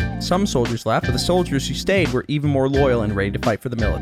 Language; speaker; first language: English; native; English